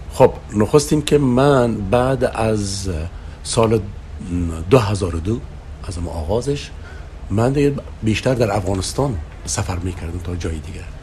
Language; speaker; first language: Persian; native; Persian